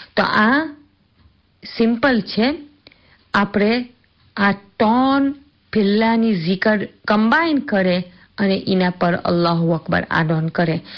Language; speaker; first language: Gujarati; early bilingual, heritage; Gujarati